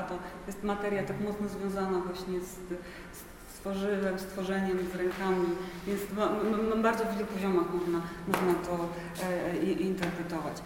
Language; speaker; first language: Polish; native; Polish